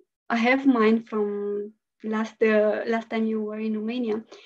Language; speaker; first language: English; non-native, fluent; Romanian